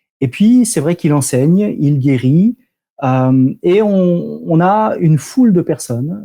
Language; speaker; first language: French; native; French